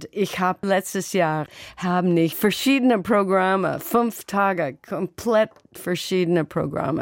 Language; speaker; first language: German; non-native, learner; English